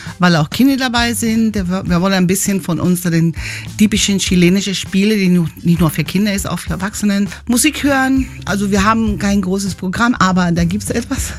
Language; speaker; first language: German; non-native, fluent; Spanish